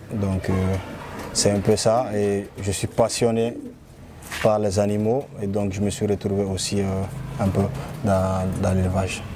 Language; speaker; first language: French; non-native, local second language; Fula